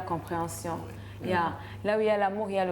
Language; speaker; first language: French; non-native, local second language; Rundi